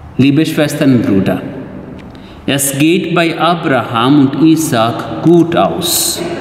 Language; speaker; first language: German; non-native, fluent; Telugu